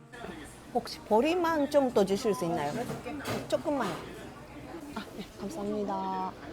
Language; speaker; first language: Korean; non-native, fluent; Japanese